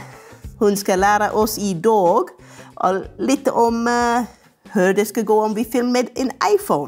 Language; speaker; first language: Swedish; non-native, learner; English